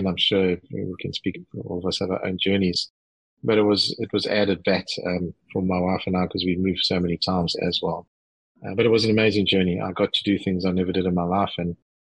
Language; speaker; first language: English; native; English